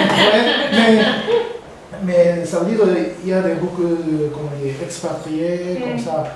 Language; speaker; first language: French; non-native, learner; Korean